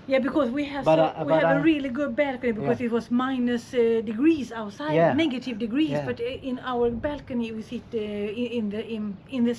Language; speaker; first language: English; non-native, fluent; Swedish